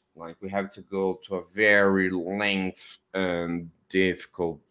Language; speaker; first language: English; non-native, fluent; Portuguese